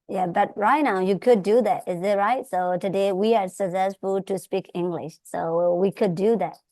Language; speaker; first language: English; non-native, fluent; Burmese